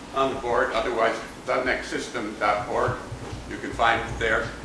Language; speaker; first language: English; native; English